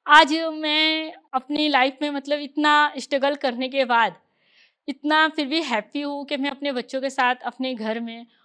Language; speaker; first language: Hindi; native; Hindi